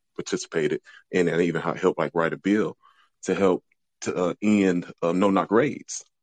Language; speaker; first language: English; native; English